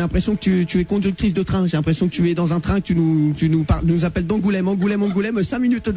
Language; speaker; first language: French; native; French